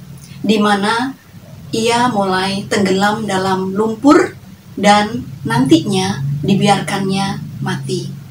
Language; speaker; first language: Indonesian; native; Indonesian